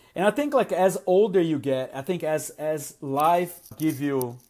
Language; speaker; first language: English; non-native, fluent; Portuguese